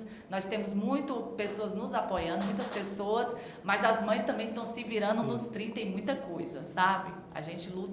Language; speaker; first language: Portuguese; native; Portuguese